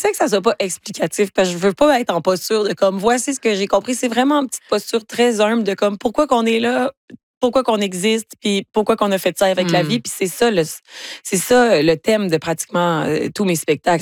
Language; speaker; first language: French; native; French